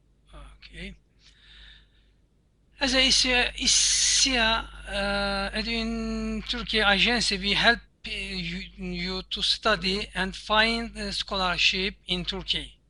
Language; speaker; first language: English; non-native, learner; Turkish